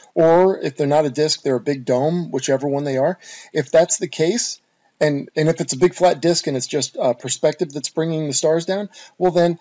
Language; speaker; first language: English; native; English